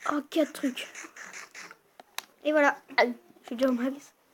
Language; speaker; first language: French; native; French